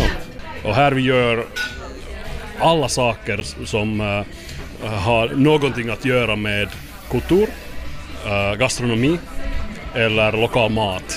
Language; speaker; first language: Swedish; non-native, learner; Finnish